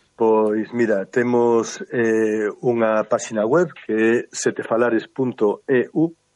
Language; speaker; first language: Galician; native; Galician